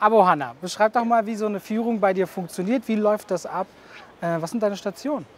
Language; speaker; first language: German; native; German